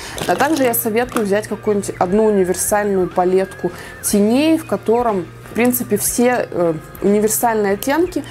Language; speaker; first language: Russian; native; Russian